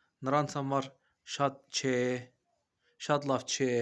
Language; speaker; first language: Armenian; non-native, learner; Azerbaijani